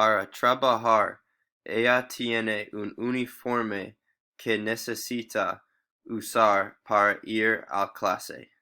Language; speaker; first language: Spanish; non-native, learner; English